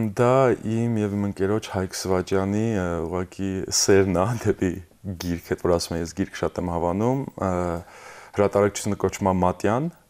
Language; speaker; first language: Armenian; early bilingual, heritage; Armenian